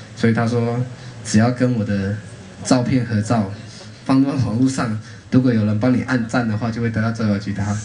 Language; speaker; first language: Chinese; non-native, local second language; Amis